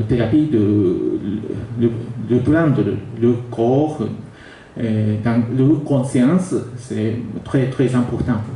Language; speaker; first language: French; non-native, learner; Japanese